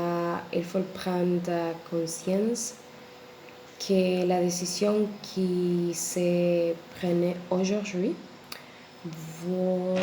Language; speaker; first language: French; non-native, learner; Spanish